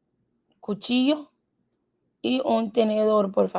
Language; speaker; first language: Spanish; non-native, learner; English